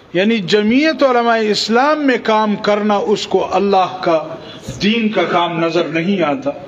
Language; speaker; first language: Urdu; non-native, local second language; Pashto